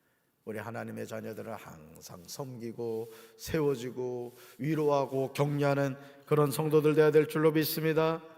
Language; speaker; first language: Korean; native; Korean